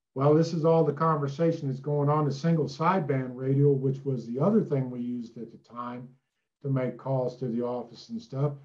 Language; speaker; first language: English; native; English